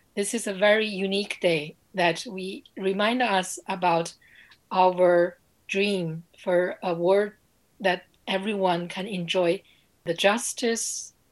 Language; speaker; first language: English; non-native, fluent; Chinese